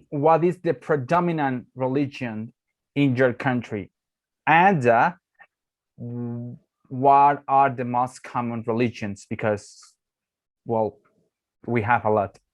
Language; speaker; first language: English; non-native, learner; Spanish